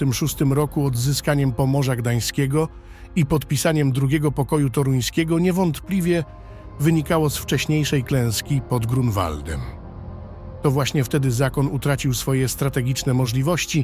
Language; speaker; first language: Polish; native; Polish